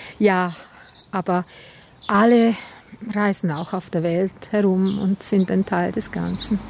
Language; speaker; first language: German; non-native, local second language; Romansh